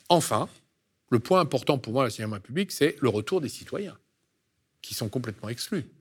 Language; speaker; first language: French; native; French